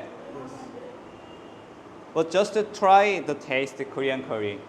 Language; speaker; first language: English; non-native, learner; Korean